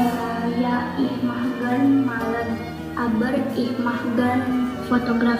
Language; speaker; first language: German; non-native, learner; Indonesian